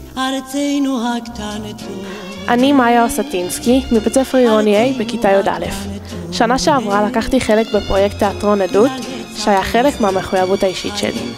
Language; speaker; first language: Hebrew; native; Hebrew